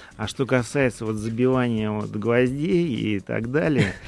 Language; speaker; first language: Russian; native; Russian